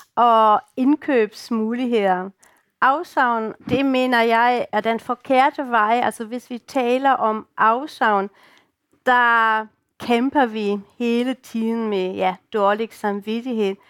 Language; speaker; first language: Danish; non-native, fluent; German